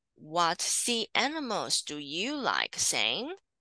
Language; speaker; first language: English; non-native, fluent; Chinese